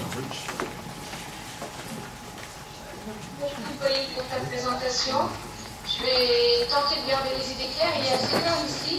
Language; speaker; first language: French; native; French